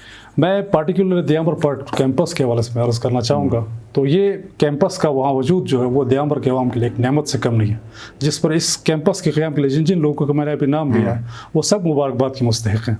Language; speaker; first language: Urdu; non-native, local second language; Shina